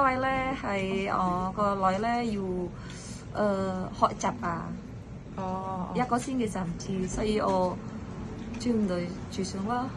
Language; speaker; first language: Cantonese; non-native, learner; Indonesian